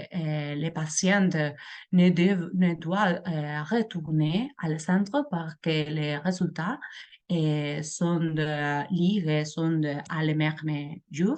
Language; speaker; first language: French; non-native, learner; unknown